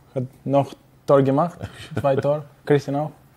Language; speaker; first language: German; non-native, learner; Greek